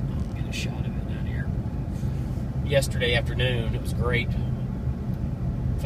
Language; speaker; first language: English; native; English